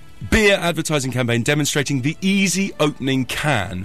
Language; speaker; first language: English; native; English